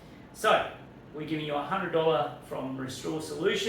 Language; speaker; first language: English; native; English